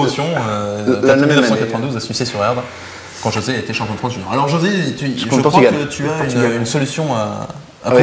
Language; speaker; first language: French; native; French